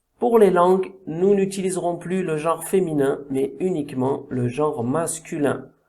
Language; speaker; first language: French; native; French